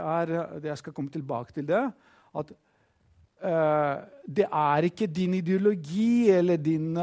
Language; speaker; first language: Norwegian; non-native, fluent; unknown